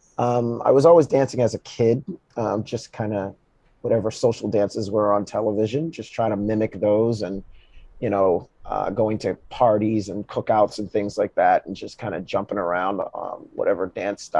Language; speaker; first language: English; native; English